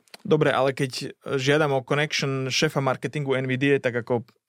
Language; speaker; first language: Slovak; native; Slovak